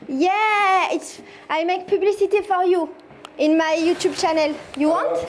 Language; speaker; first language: English; non-native, learner; French